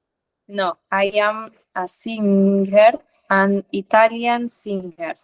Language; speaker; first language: English; non-native, learner; Spanish